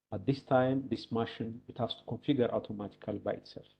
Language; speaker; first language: English; non-native, local second language; Amharic